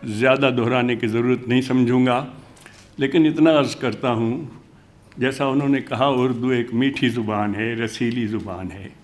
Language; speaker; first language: Urdu; non-native, local second language; Hindi